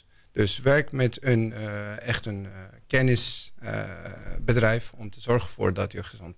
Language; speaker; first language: Dutch; non-native, fluent; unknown